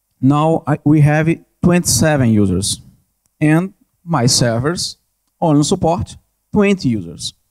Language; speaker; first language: English; non-native, learner; Portuguese